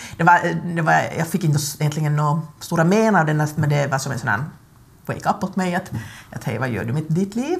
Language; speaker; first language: Swedish; native; Swedish